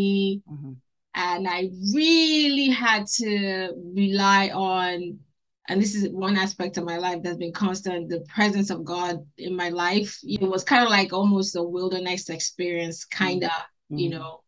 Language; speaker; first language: English; non-native, local second language; Igbo